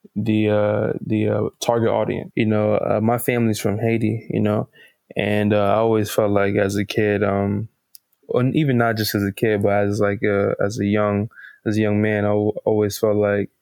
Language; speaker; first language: English; native; English